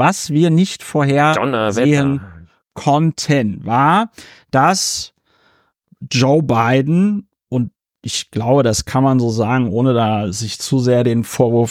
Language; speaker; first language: German; native; German